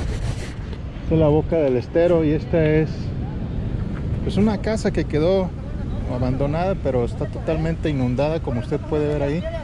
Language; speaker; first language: Spanish; native; Spanish